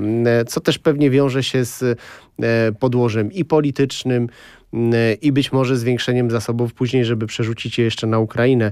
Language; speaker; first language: Polish; native; Polish